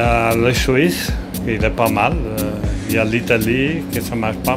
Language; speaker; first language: French; non-native, fluent; Italian